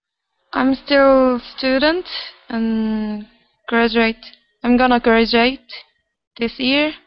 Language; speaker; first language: English; non-native, learner; Korean